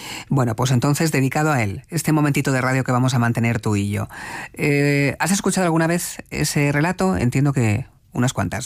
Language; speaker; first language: Spanish; native; Spanish